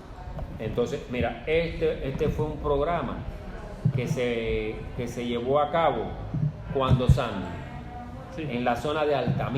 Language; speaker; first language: Spanish; native; Spanish